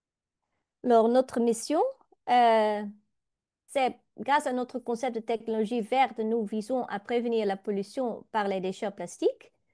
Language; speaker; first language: French; non-native, learner; Dutch